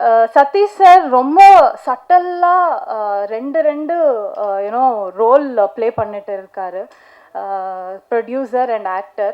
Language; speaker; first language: Tamil; non-native, learner; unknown